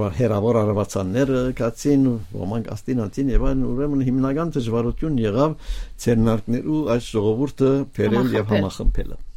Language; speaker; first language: Armenian; native; Armenian